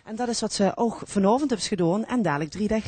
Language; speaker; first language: Dutch; native; Dutch